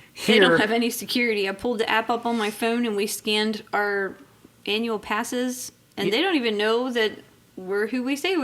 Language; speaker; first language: English; native; English